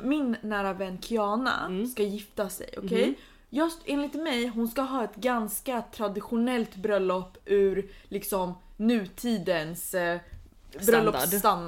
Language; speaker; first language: Swedish; native; Swedish